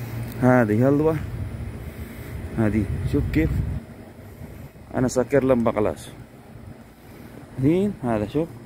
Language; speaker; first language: Arabic; non-native, learner; Filipino